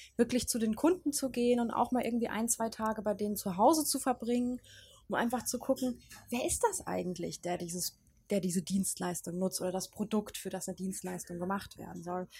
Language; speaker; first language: German; native; German